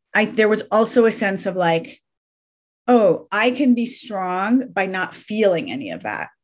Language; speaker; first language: English; early bilingual, other home language; Persian